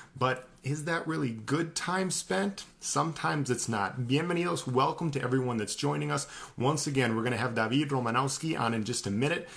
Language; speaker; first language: English; native; English